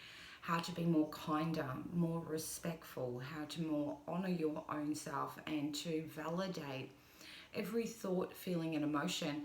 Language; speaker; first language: English; native; English